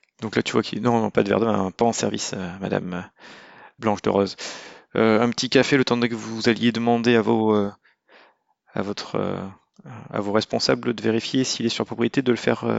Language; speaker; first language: French; native; French